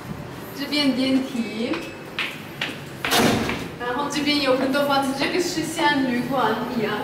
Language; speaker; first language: Chinese; non-native, fluent; Russian